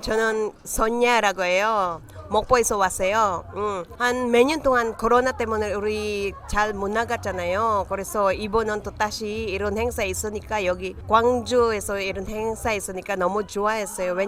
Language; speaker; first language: Korean; non-native, learner; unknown